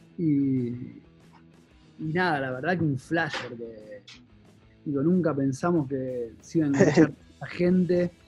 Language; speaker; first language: Spanish; native; Spanish